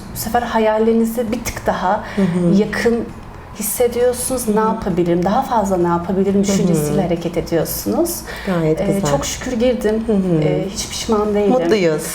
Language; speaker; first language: Turkish; native; Turkish